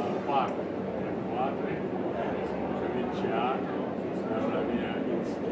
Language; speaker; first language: Italian; non-native, learner; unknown